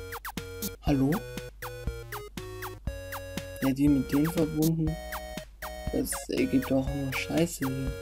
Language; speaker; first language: German; native; German